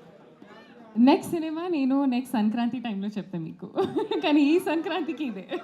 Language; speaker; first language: Telugu; non-native, local second language; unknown